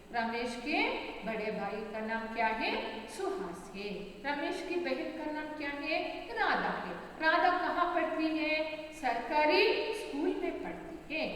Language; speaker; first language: Hindi; non-native, local second language; Kannada